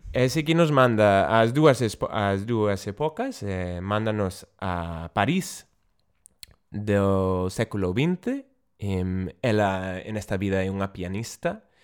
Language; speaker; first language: Galician; non-native, fluent; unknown